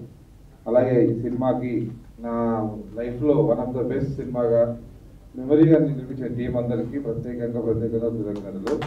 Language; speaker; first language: Telugu; native; Telugu